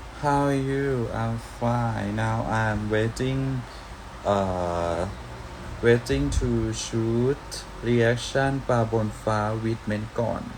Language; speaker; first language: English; non-native, learner; Thai